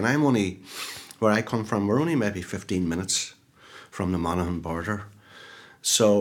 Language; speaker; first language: English; native; English